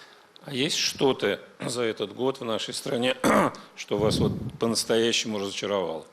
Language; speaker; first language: Russian; native; Russian